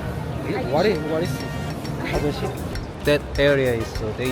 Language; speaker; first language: English; non-native, learner; Korean